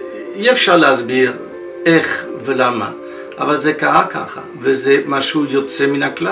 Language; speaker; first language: Hebrew; non-native, fluent; French